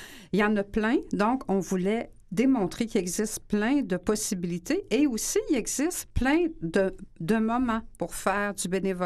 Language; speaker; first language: French; native; French